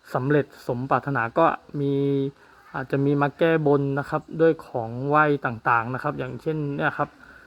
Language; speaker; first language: Thai; native; Thai